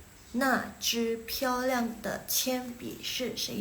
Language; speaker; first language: Chinese; non-native, fluent; Indonesian